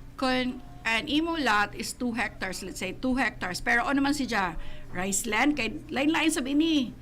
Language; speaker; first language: Cebuano; native; Cebuano